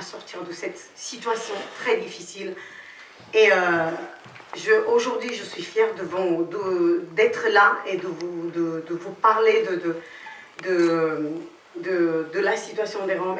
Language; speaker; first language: French; non-native, fluent; Romany